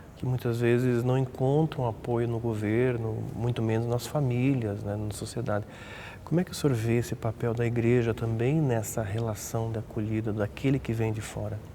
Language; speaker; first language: Portuguese; native; Portuguese